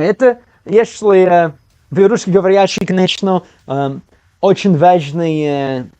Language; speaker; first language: Russian; non-native, learner; English